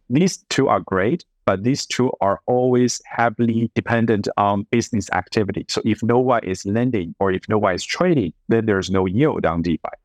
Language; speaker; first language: English; non-native, fluent; Chinese